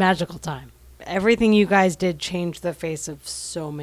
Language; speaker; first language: English; native; English